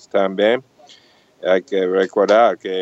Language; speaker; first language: Portuguese; non-native, fluent; English